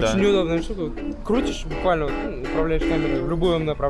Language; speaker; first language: Russian; native; Russian